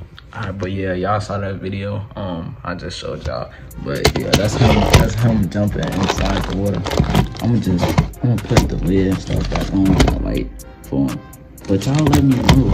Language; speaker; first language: English; native; English